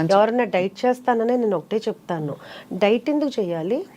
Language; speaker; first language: Telugu; native; Telugu